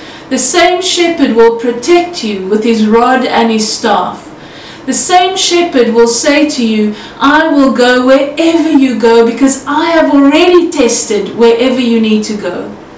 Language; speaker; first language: English; non-native, local second language; Afrikaans